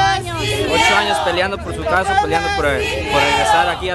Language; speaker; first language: Spanish; early bilingual, heritage; Spanish